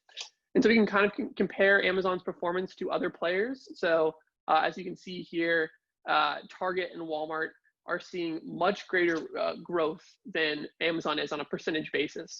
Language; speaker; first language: English; native; English